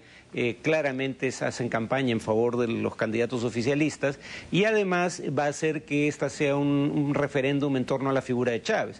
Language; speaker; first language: Spanish; native; Spanish